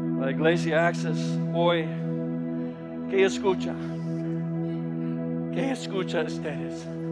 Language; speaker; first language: Spanish; non-native, learner; English